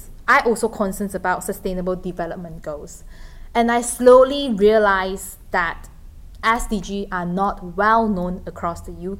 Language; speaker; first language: English; non-native, local second language; Chinese